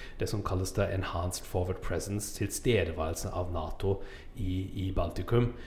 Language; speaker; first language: Norwegian; non-native, fluent; German